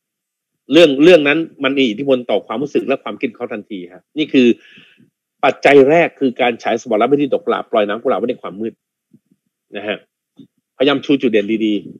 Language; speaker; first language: Thai; native; Thai